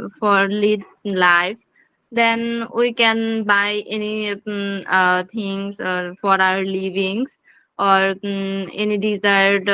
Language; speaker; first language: English; non-native, learner; Bangla